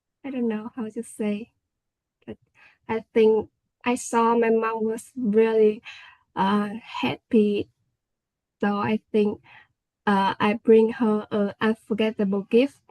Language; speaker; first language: English; non-native, learner; Vietnamese